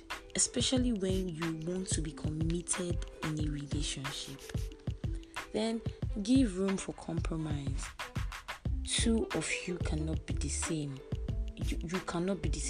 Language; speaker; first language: English; non-native, local second language; Igbo